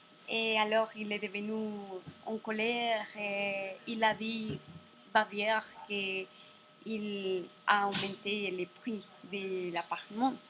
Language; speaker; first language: French; non-native, learner; Spanish